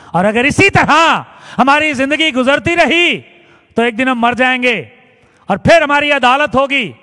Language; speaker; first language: Urdu; non-native, local second language; Punjabi